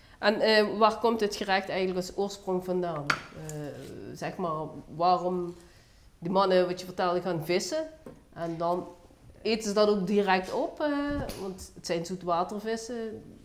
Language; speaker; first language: Dutch; native; Dutch